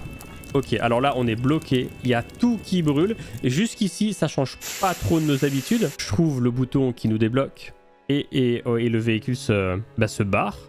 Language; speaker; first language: French; native; French